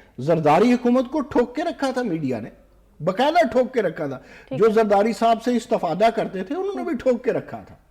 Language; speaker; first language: Urdu; non-native, local second language; Punjabi